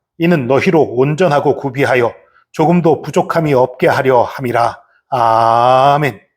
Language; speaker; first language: Korean; native; Korean